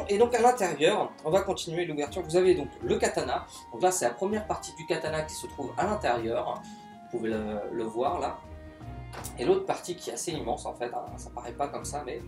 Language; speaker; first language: French; native; French